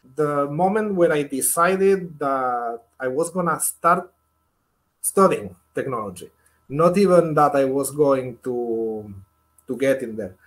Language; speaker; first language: English; non-native, fluent; Spanish